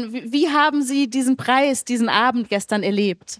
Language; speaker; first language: German; native; German